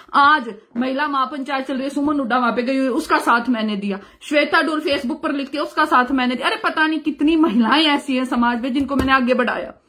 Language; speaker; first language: Hindi; native; Hindi